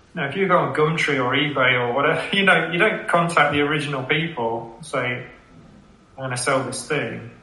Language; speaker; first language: English; native; English